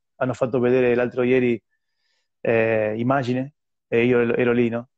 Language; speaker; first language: Italian; non-native, fluent; Spanish